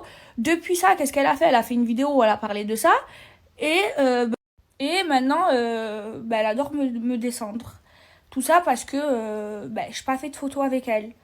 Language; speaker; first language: French; native; French